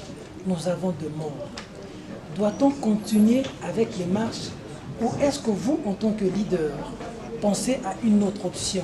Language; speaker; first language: French; non-native, local second language; Lingala